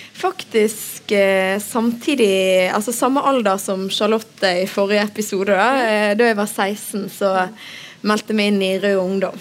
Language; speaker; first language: Norwegian; native; Norwegian